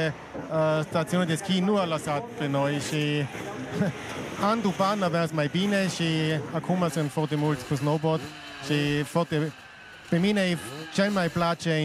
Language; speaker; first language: Romanian; non-native, learner; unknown